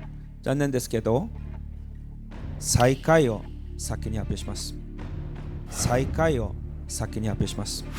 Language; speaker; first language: Japanese; non-native, learner; Korean